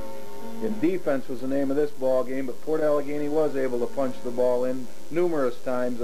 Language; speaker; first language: English; native; English